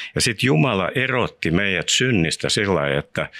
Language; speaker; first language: Finnish; native; Finnish